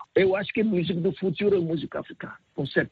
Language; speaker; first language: Portuguese; non-native, learner; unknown